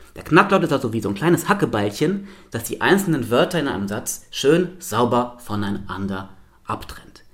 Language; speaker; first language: German; non-native, local second language; Luxembourgish